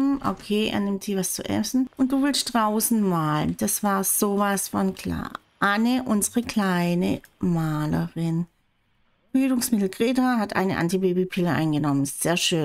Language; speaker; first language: German; native; German